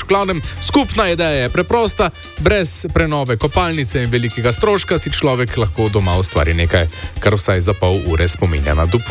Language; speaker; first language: Slovenian; native; Slovenian